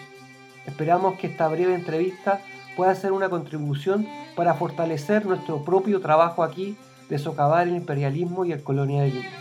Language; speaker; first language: Spanish; native; Spanish